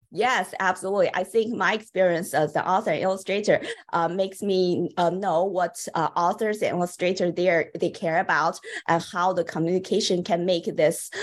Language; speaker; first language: English; non-native, fluent; Chinese